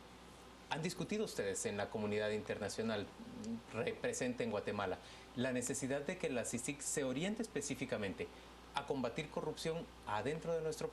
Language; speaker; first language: Spanish; native; Spanish